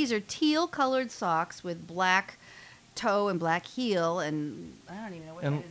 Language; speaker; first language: English; native; English